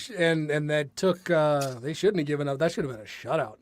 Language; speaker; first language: English; native; English